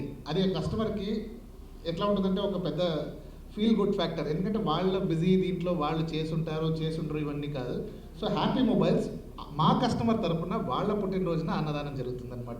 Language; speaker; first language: Telugu; native; Telugu